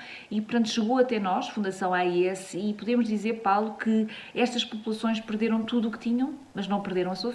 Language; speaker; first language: Portuguese; native; Portuguese